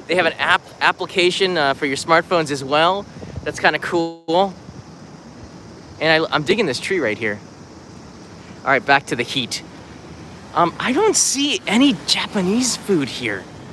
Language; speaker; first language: English; native; English